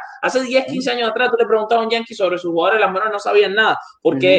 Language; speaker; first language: Spanish; native; Spanish